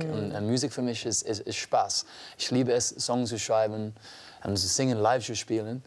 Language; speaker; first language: German; non-native, learner; English